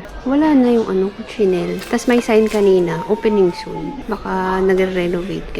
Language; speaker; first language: Filipino; native; Filipino